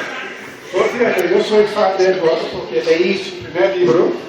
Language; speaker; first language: Spanish; non-native, fluent; English